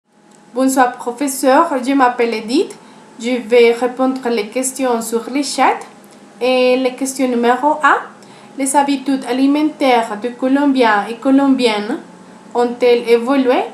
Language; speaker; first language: French; non-native, learner; Spanish